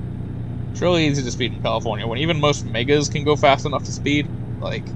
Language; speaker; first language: English; native; English